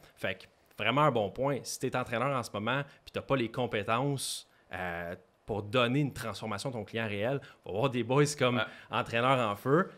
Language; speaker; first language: French; native; French